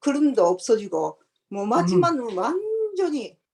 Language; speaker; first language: Korean; non-native, learner; Japanese